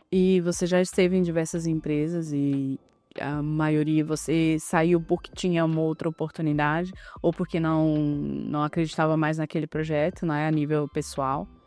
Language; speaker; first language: Portuguese; native; Portuguese